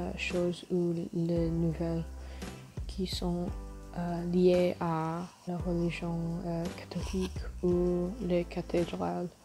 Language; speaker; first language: French; non-native, learner; English